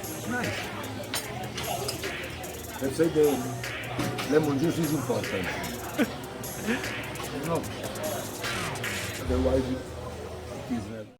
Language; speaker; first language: English; non-native, learner; Italian